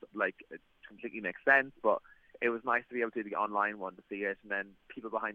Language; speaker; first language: English; native; English